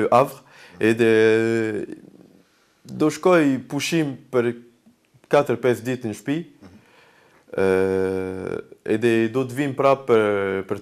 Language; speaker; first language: Albanian; non-native, learner; French